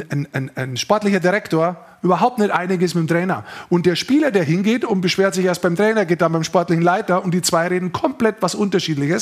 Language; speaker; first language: German; native; German